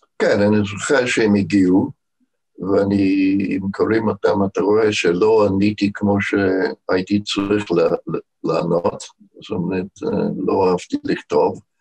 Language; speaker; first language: Hebrew; non-native, fluent; English